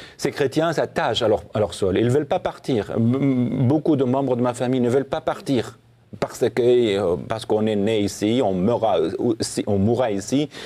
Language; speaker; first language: French; non-native, fluent; Assyrian Neo-Aramaic